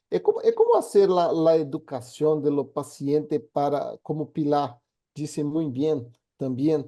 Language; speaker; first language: Spanish; non-native, fluent; Portuguese